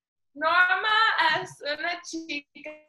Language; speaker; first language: Spanish; non-native, learner; English